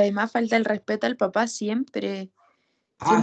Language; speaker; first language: Spanish; native; Spanish